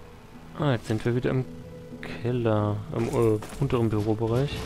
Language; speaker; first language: German; native; German